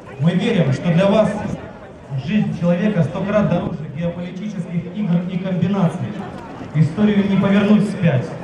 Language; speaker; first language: Russian; native; Russian